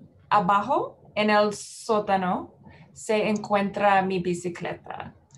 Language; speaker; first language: Spanish; non-native, learner; English